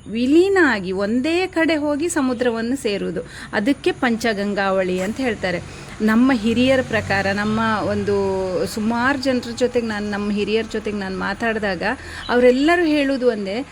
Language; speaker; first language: Kannada; native; Kannada